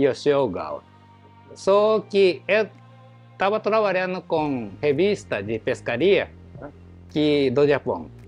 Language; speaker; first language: Portuguese; non-native, learner; Japanese